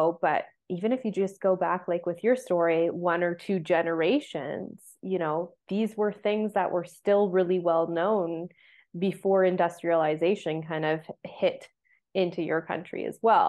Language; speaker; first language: English; native; English